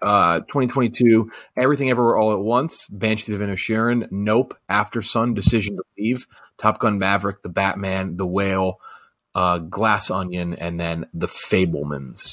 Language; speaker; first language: English; native; English